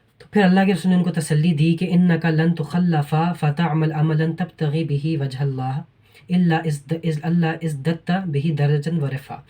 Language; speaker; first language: Urdu; native; Urdu